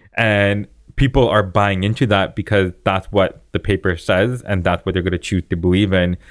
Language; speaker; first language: English; native; English